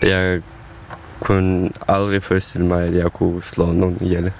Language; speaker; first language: Danish; non-native, fluent; Ukrainian